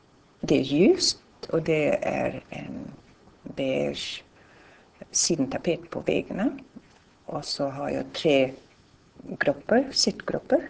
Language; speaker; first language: Swedish; non-native, fluent; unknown